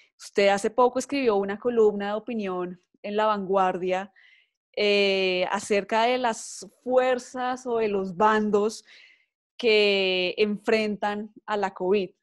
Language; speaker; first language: Spanish; native; Spanish